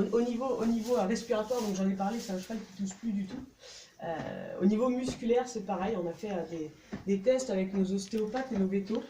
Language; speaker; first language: French; native; French